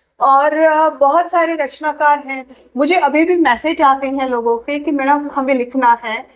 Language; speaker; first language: Hindi; native; Hindi